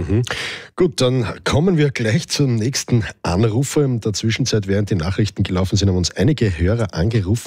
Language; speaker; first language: German; native; German